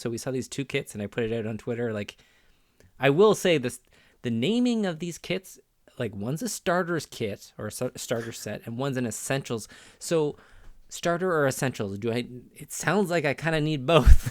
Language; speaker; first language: English; native; English